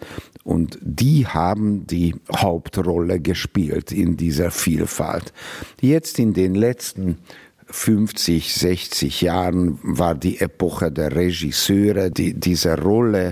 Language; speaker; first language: German; non-native, fluent; Hungarian